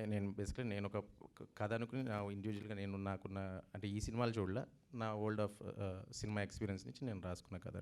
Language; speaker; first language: Telugu; native; Telugu